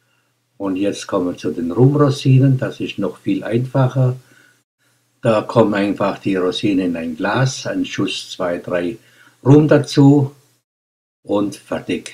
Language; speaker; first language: German; native; German